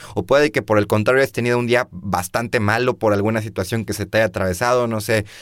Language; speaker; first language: Spanish; native; Spanish